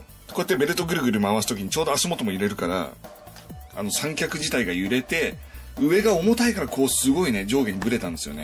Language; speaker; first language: Japanese; native; Japanese